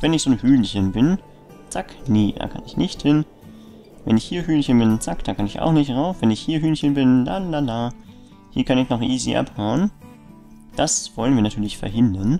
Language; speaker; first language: German; native; German